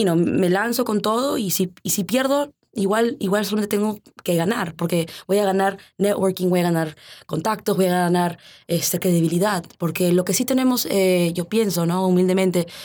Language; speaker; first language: Spanish; early bilingual, heritage; Spanish